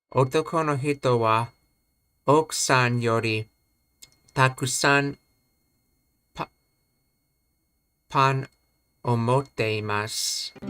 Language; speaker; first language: Japanese; non-native, learner; English